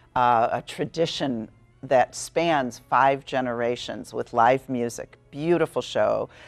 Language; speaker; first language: English; native; English